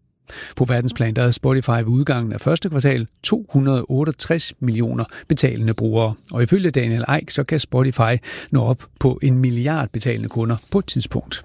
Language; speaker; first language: Danish; native; Danish